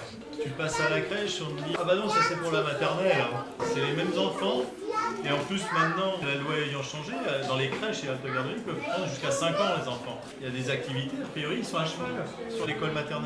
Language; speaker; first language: French; native; French